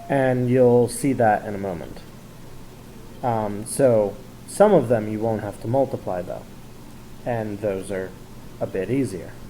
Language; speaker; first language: English; native; English